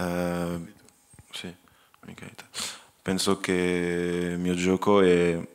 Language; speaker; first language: Italian; non-native, learner; French